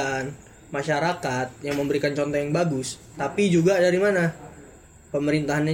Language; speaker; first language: Indonesian; native; Indonesian